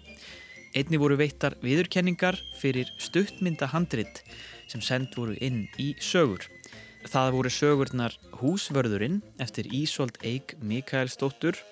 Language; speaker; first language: Icelandic; native; Icelandic